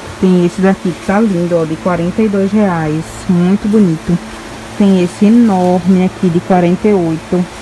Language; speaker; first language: Portuguese; native; Portuguese